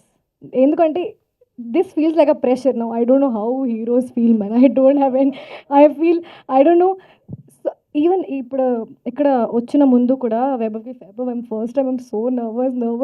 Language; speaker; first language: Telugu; non-native, fluent; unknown